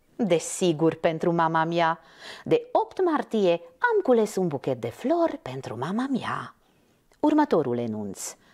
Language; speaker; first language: Romanian; non-native, local second language; Hungarian